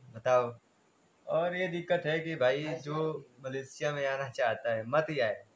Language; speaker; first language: Hindi; native; Hindi